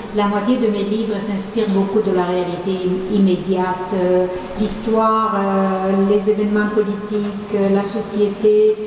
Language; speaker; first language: French; non-native, fluent; Romanian